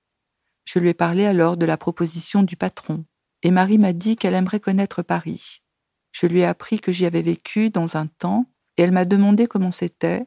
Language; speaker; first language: French; native; French